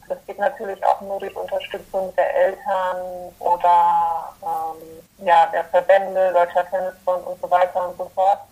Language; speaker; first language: German; early bilingual, other home language; Polish